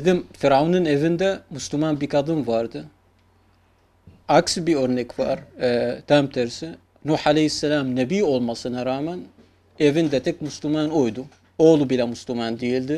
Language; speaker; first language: Turkish; non-native, fluent; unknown